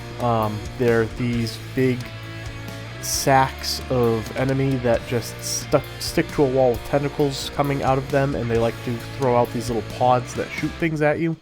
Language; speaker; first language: English; native; English